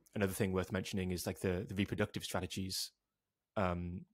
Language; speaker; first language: English; native; English